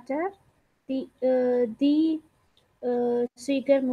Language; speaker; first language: German; non-native, learner; Telugu